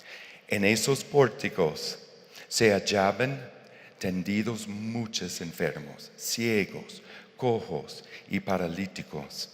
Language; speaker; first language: Spanish; non-native, fluent; English